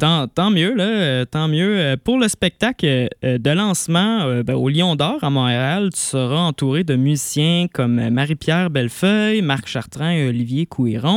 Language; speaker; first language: French; native; French